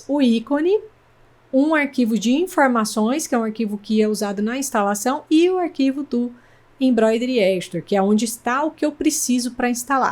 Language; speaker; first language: Portuguese; native; Portuguese